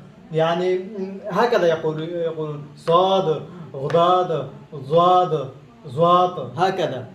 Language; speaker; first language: Arabic; non-native, learner; Pashto